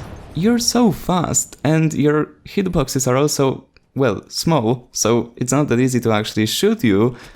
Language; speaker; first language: English; non-native, fluent; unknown